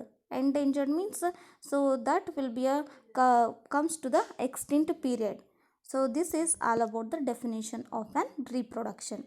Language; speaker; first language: English; non-native, local second language; Kannada